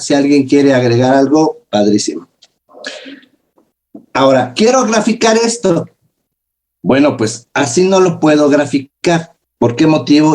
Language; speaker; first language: Spanish; native; Spanish